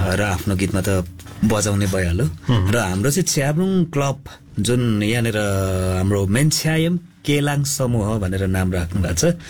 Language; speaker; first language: Nepali; non-native, local second language; Limburgish